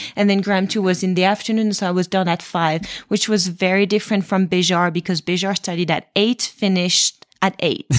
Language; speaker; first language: English; non-native, fluent; French